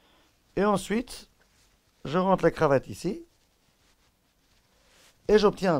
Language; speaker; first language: French; native; French